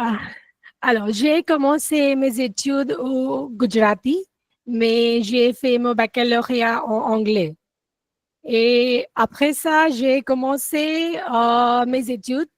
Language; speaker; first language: French; non-native, learner; Gujarati